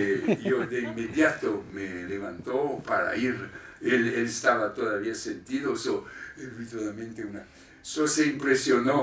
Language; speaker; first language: Spanish; non-native, fluent; French